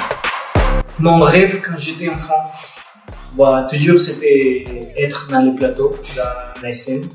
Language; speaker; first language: French; non-native, learner; Spanish